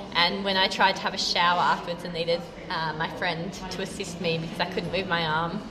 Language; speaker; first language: English; native; English